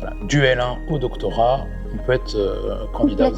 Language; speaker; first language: French; native; French